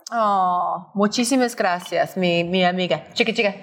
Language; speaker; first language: Spanish; non-native, learner; English